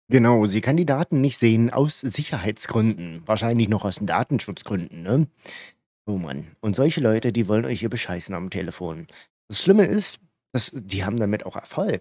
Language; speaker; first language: German; native; German